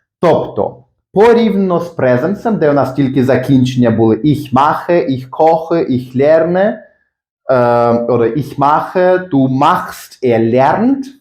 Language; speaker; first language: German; non-native, fluent; Ukrainian